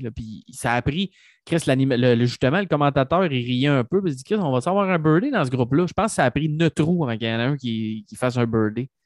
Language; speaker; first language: French; native; French